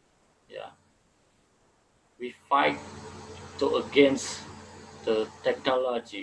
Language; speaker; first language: English; non-native, fluent; Indonesian